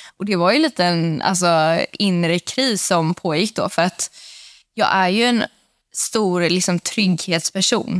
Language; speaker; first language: Swedish; native; Swedish